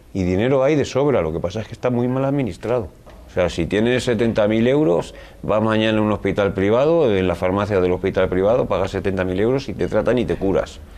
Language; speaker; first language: Spanish; native; Spanish